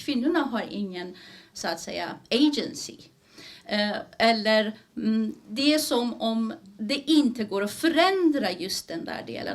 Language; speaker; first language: Swedish; early bilingual, other home language; Persian